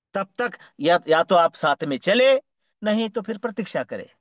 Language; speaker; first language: Hindi; non-native, local second language; Marathi